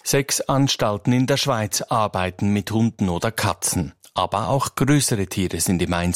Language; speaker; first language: German; native; German